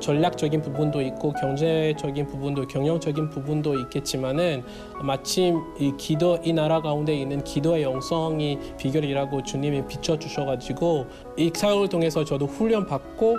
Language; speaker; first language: Korean; non-native, fluent; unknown